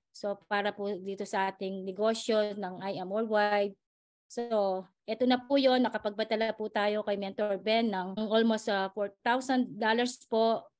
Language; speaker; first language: Filipino; native; Filipino